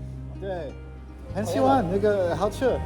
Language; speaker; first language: Chinese; non-native, learner; English